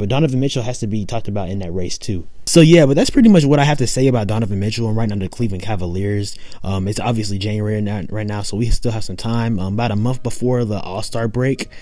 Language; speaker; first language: English; native; English